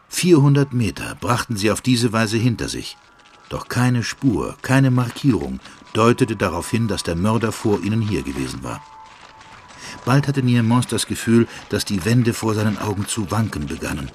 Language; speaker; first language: German; native; German